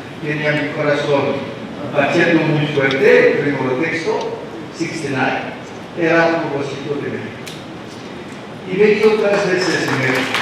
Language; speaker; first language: Spanish; non-native, learner; French